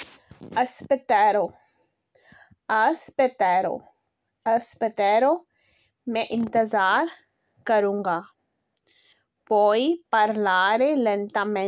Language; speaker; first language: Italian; non-native, fluent; Urdu